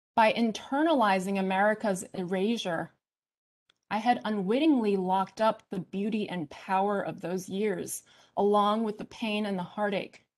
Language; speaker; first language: English; early bilingual, other home language; Chinese